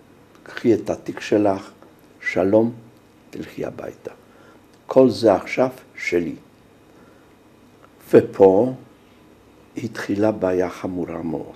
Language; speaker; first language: Hebrew; non-native, fluent; Polish